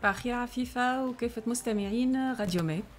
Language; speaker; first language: Arabic; native; Arabic